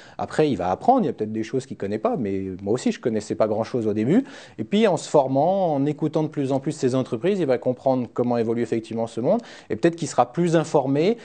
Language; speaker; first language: French; native; French